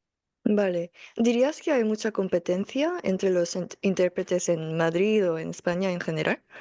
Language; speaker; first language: Spanish; non-native, fluent; Korean